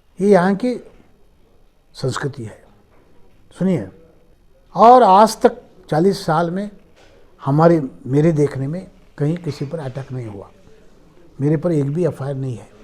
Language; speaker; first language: Hindi; non-native, local second language; Marathi